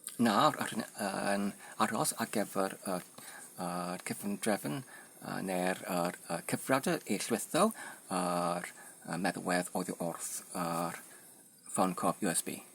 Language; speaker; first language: Welsh; non-native, learner; Polish